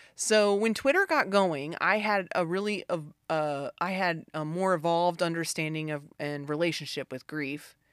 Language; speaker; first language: English; native; English